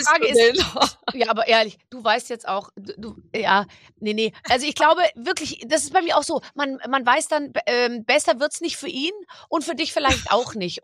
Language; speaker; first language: German; native; German